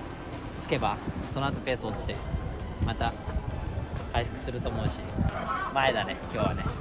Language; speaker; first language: Japanese; native; Japanese